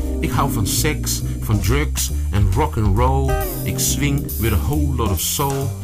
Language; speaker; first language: Dutch; early bilingual, other home language; Sranan Tongo